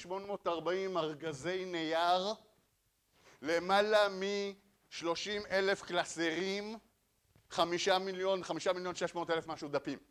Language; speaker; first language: Hebrew; native; Hebrew